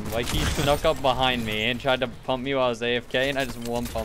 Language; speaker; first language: English; native; English